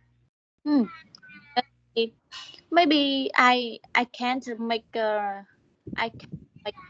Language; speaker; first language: English; non-native, learner; Vietnamese